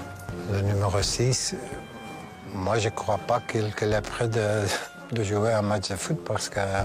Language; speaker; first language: French; non-native, local second language; Dutch